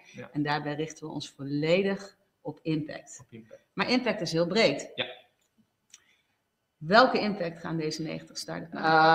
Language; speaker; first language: Dutch; native; Dutch